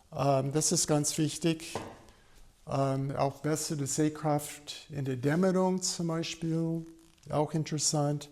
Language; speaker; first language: German; non-native, fluent; English